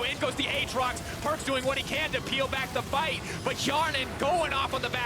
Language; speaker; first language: English; native; English